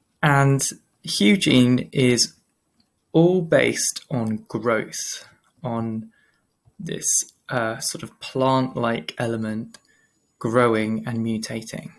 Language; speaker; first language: English; native; English